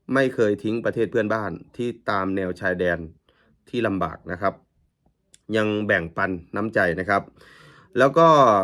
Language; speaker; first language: Thai; native; Thai